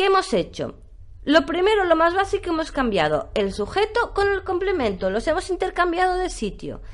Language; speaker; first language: Spanish; native; Spanish